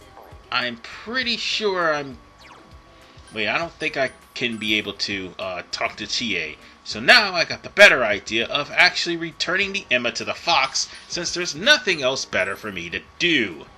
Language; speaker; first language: English; native; English